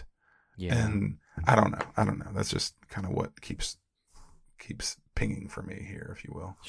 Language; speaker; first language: English; native; English